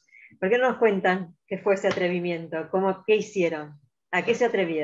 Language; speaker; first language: Spanish; native; Spanish